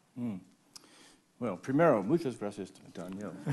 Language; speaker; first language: Spanish; non-native, learner; English